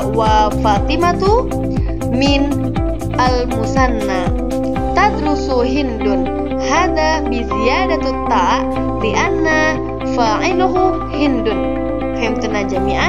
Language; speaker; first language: Arabic; non-native, learner; Indonesian